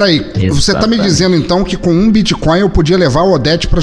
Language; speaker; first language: Portuguese; native; Portuguese